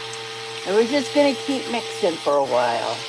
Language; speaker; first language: English; native; English